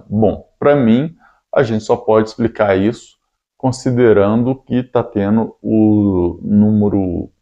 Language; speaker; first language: Portuguese; native; Portuguese